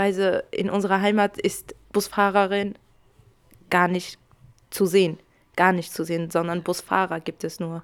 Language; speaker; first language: German; early bilingual, other home language; Kurdish